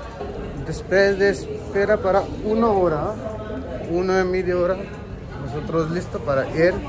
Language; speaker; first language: Spanish; non-native, learner; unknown